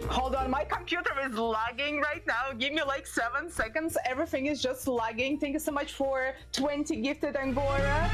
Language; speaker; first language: English; non-native, fluent; Russian